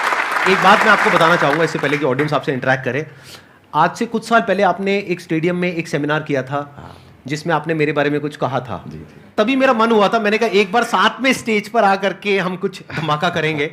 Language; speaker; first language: Hindi; native; Hindi